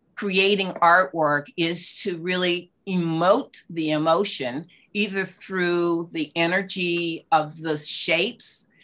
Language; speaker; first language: English; native; English